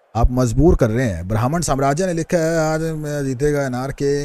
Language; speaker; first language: Hindi; native; Hindi